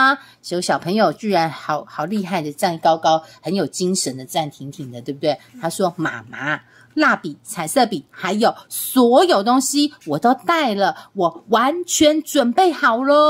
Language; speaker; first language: Chinese; native; Chinese